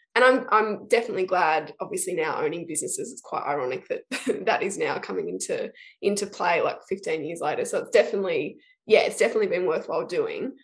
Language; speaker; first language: English; native; English